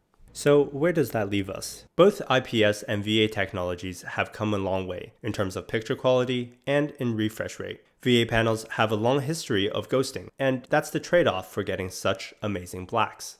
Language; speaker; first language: English; native; English